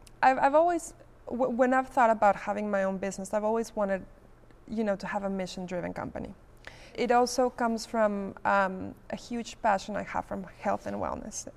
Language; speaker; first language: English; non-native, fluent; Spanish